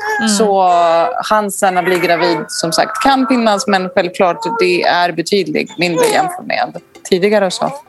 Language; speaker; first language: Swedish; non-native, fluent; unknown